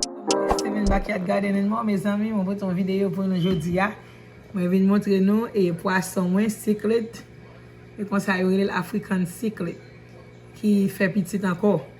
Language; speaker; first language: French; non-native, learner; Haitian Creole